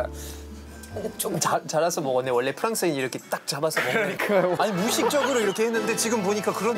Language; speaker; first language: Korean; non-native, fluent; French